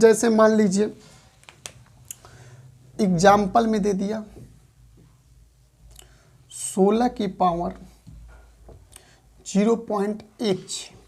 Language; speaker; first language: Hindi; native; Hindi